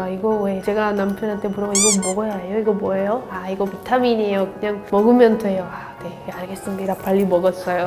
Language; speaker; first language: Korean; non-native, learner; Spanish